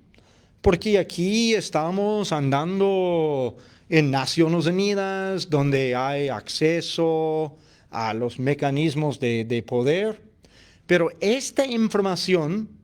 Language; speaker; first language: Spanish; non-native, fluent; English